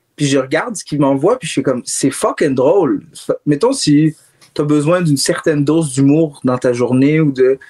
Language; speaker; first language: French; native; French